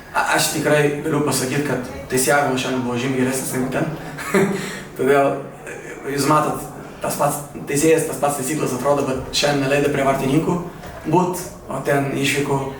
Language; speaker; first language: Lithuanian; non-native, fluent; Portuguese